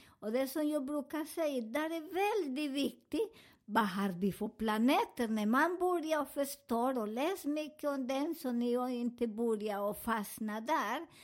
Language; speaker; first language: Swedish; non-native, fluent; Spanish